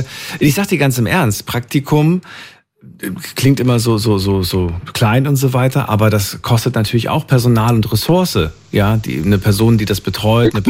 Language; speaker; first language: German; native; German